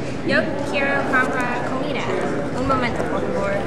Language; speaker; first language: Spanish; non-native, learner; English